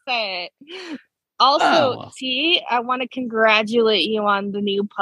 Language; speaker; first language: English; early bilingual, other home language; Spanish